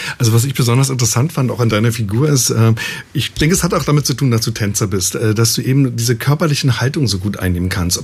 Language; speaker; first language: German; native; German